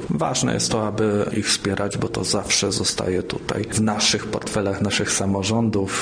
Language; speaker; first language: Polish; native; Polish